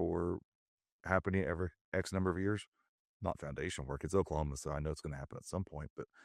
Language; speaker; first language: English; native; English